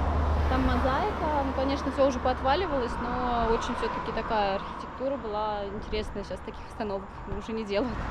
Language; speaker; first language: Russian; native; Russian